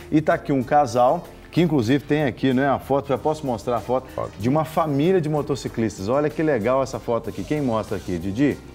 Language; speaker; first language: Portuguese; native; Portuguese